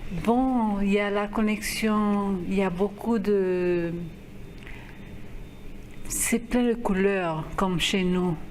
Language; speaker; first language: French; non-native, local second language; Haitian Creole